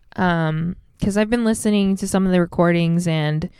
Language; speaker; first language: English; native; English